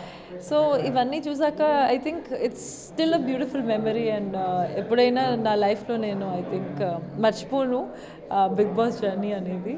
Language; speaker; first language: Telugu; non-native, local second language; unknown